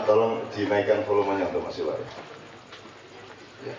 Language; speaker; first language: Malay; non-native, local second language; Javanese